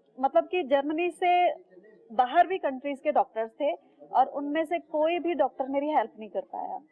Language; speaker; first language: Hindi; native; Hindi